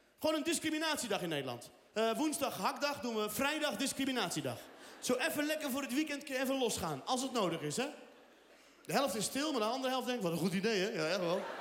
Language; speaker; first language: Dutch; early bilingual, other home language; Riffian